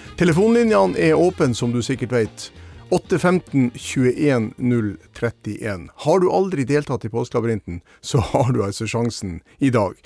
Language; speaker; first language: Norwegian; native; Norwegian